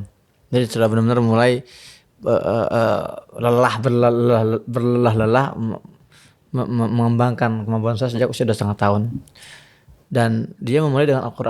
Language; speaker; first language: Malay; non-native, fluent; Arabic